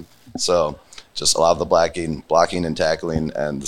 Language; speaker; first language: English; native; English